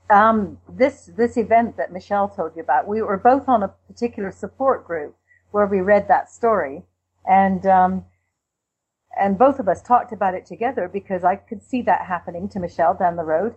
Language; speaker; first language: English; native; English